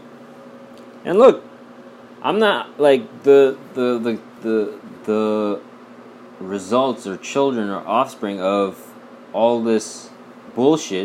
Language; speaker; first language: English; non-native, local second language; Bangla